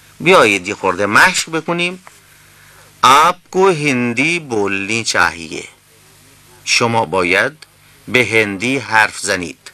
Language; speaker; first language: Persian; non-native, fluent; Urdu